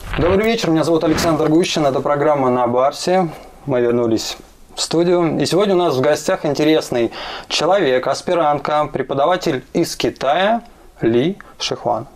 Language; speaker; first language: Russian; native; Russian